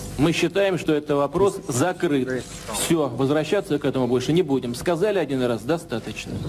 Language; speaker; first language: Russian; native; Russian